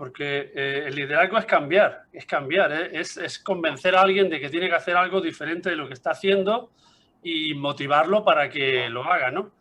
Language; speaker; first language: Spanish; native; Spanish